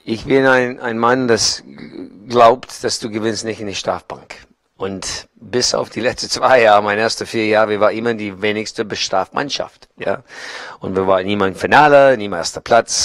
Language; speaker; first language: German; non-native, learner; English